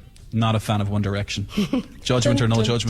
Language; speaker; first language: English; native; English